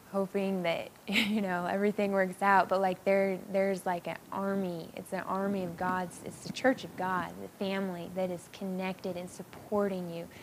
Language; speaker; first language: English; native; English